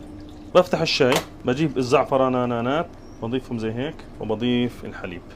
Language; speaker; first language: Arabic; native; Arabic